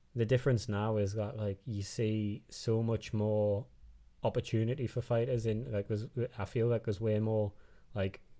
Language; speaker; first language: English; native; English